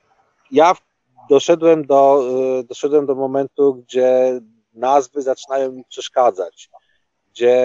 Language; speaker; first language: Polish; native; Polish